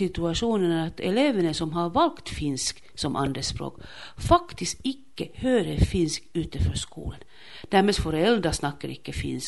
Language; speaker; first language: Swedish; non-native, local second language; Finnish